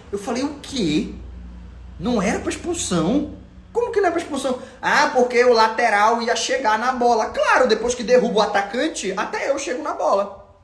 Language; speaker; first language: Portuguese; native; Portuguese